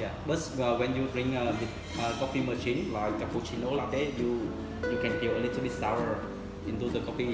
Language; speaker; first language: English; non-native, learner; Vietnamese